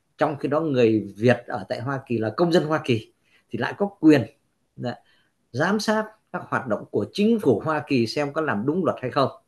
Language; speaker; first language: Vietnamese; native; Vietnamese